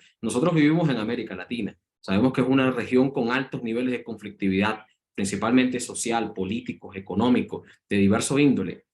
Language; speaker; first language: Spanish; native; Spanish